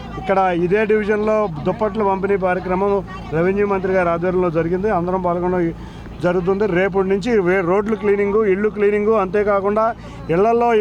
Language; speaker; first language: Telugu; native; Telugu